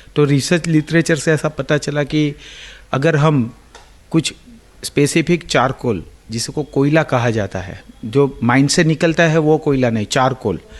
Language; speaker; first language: Hindi; non-native, local second language; Gujarati